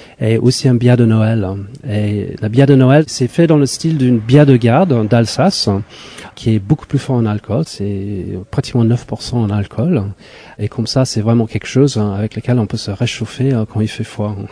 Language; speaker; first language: French; non-native, fluent; English